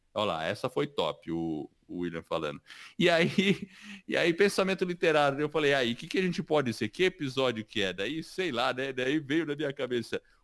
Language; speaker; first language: Portuguese; early bilingual, other home language; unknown